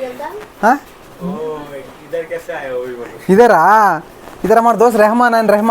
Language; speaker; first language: Hindi; non-native, local second language; Kannada